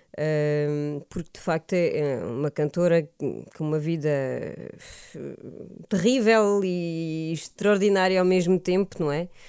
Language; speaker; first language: Portuguese; early bilingual, heritage; Portuguese